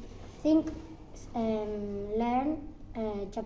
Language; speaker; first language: English; non-native, learner; Catalan